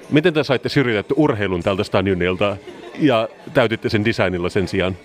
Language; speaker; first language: Finnish; native; Finnish